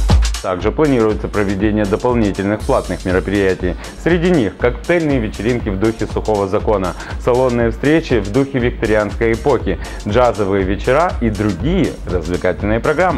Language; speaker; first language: Russian; native; Russian